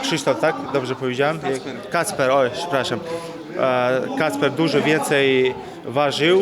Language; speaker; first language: Polish; non-native, fluent; Chechen